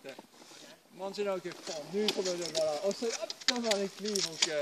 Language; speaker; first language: Swedish; non-native, fluent; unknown